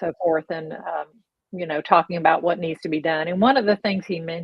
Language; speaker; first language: English; native; English